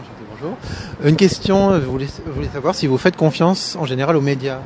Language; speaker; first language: French; native; French